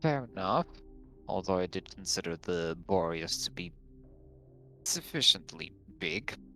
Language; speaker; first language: English; non-native, fluent; Latvian